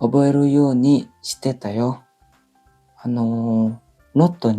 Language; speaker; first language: Japanese; non-native, fluent; Indonesian